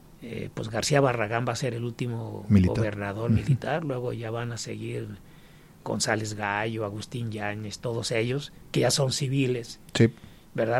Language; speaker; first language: Spanish; native; Spanish